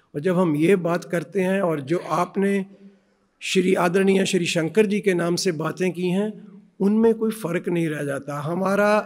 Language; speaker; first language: Hindi; non-native, local second language; Punjabi